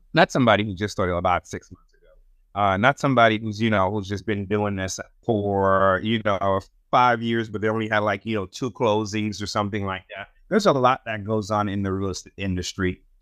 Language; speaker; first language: English; non-native, fluent; Haitian Creole